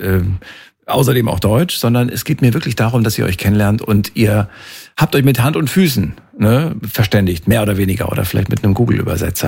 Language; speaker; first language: German; native; German